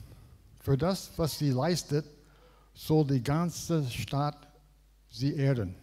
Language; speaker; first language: German; non-native, learner; English